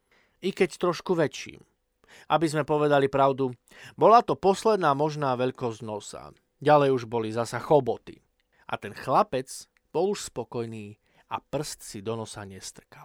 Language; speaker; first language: Slovak; native; Slovak